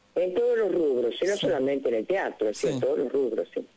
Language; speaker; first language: Spanish; native; Spanish